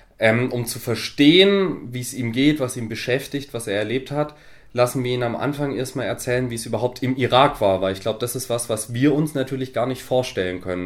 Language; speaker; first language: German; native; German